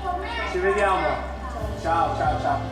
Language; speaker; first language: Italian; early bilingual, heritage; English